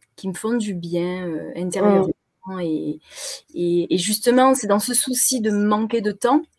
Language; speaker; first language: French; native; French